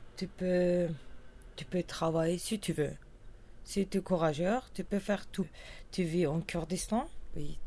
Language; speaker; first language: French; non-native, learner; Kurdish